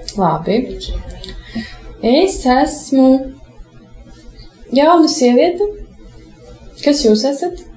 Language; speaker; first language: Latvian; non-native, local second language; Russian